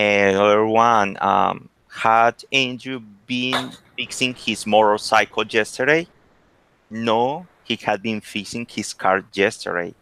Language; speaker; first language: English; non-native, learner; Spanish